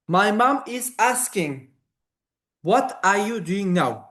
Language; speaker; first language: English; non-native, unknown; Uzbek